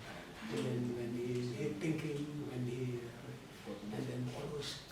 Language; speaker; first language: English; non-native, learner; Sundanese